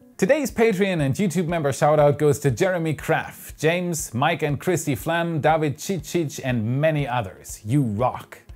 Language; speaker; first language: English; non-native, fluent; German